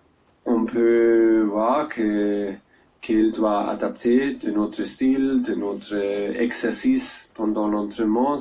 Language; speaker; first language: French; non-native, learner; German